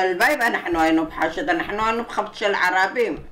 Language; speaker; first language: Hebrew; non-native, learner; Arabic